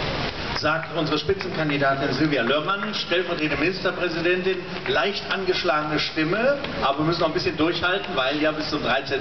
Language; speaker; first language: German; native; German